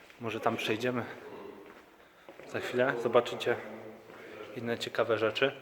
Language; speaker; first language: Polish; native; Polish